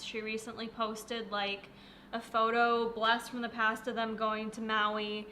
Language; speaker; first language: English; native; English